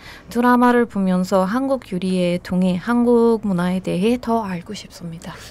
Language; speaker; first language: Korean; non-native, fluent; Persian